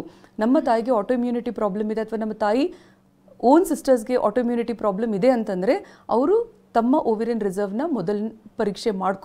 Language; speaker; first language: Kannada; native; Kannada